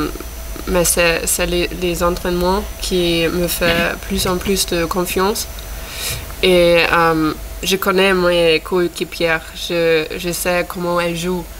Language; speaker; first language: French; non-native, fluent; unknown